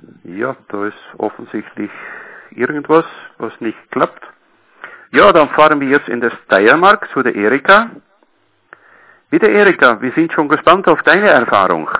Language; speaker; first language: German; native; German